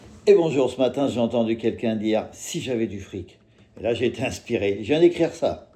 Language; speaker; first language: French; native; French